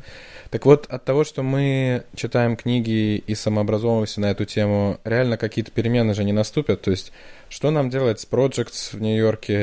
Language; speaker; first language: Russian; native; Russian